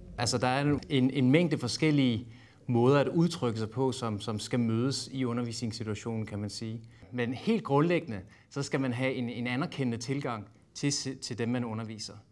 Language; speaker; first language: Danish; native; Danish